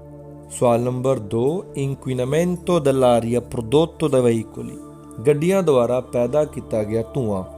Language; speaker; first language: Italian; non-native, fluent; Punjabi